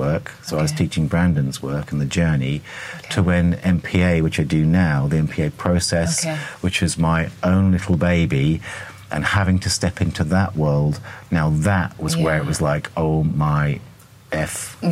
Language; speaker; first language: English; native; English